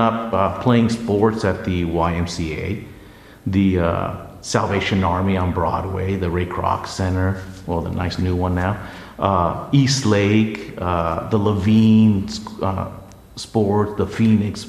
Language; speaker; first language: English; early bilingual, other home language; Spanish